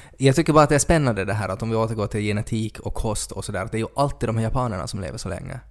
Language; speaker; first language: Swedish; native; Swedish